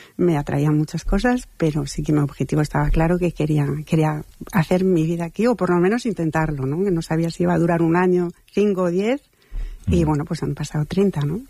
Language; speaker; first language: Spanish; non-native, fluent; French